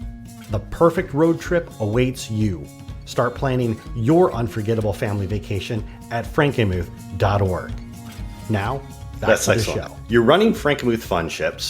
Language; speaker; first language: English; native; English